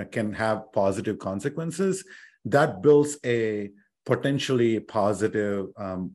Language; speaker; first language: English; non-native, local second language; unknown